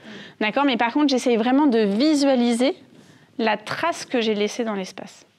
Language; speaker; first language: French; native; French